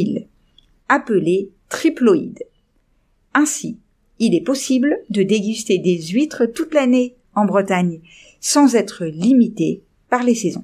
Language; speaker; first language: French; native; French